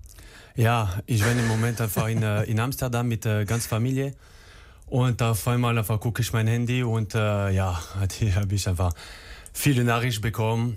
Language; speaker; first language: German; non-native, learner; French